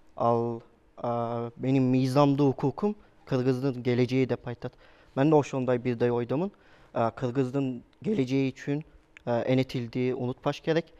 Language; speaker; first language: Kyrgyz; non-native, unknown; Turkish